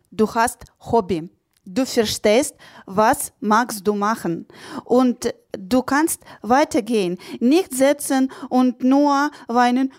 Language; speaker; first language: German; non-native, learner; Ukrainian